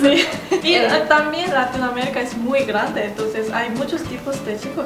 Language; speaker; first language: Spanish; non-native, fluent; Korean